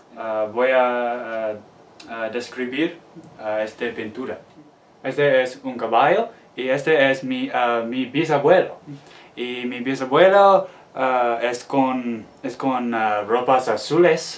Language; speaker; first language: Spanish; non-native, learner; English